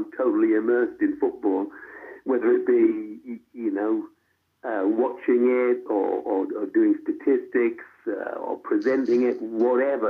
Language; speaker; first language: English; native; English